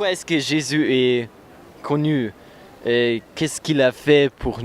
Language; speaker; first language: French; non-native, learner; German